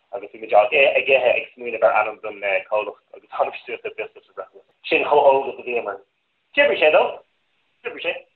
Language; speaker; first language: Irish; non-native, local second language; English